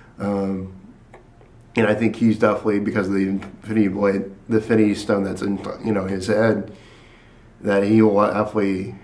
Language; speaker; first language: English; native; English